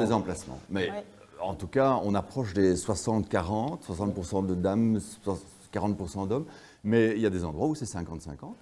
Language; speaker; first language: French; native; French